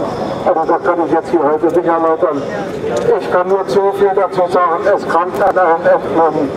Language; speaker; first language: German; native; German